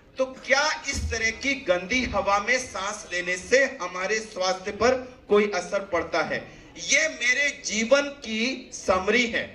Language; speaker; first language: Hindi; native; Hindi